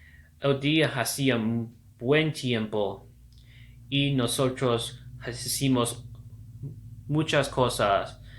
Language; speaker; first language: Spanish; non-native, learner; English